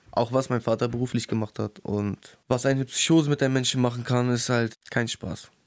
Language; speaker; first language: German; early bilingual, other home language; Russian